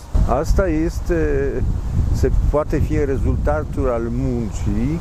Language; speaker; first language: Romanian; non-native, fluent; Polish